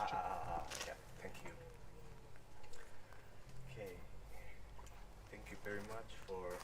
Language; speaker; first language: English; non-native, learner; Japanese